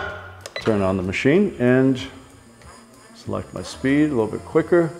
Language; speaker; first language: English; native; English